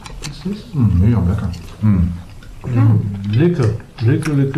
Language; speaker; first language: Dutch; native; Dutch